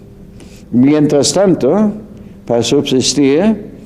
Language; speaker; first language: Spanish; non-native, fluent; German